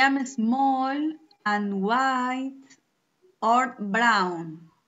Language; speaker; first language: English; non-native, learner; Spanish